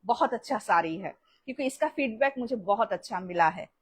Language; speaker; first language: Hindi; non-native, local second language; Bangla